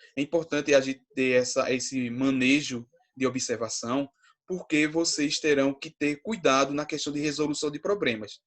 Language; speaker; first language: Portuguese; native; Portuguese